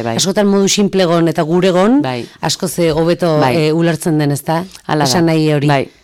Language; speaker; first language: Basque; native; Basque